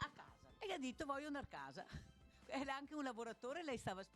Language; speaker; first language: Italian; native; Italian